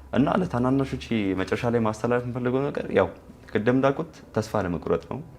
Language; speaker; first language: Amharic; non-native, local second language; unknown